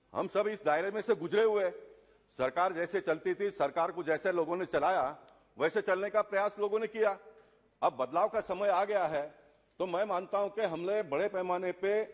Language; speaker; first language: Hindi; non-native, local second language; Tulu